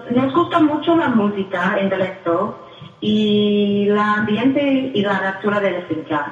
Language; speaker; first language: Spanish; non-native, fluent; English